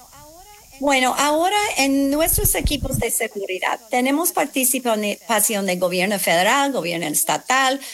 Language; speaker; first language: Spanish; non-native, fluent; English